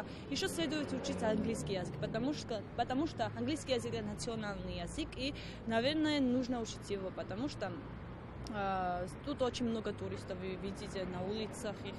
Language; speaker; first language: Russian; non-native, local second language; Georgian